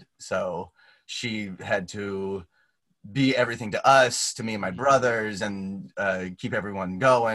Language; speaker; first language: English; native; English